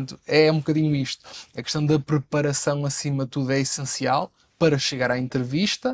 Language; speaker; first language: Portuguese; native; Portuguese